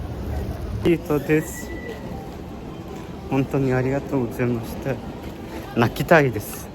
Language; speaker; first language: Japanese; non-native, learner; Mongolian